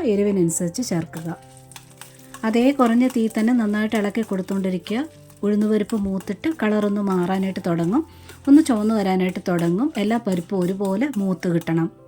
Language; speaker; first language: Malayalam; native; Malayalam